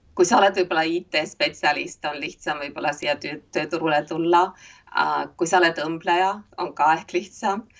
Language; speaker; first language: Estonian; native; Estonian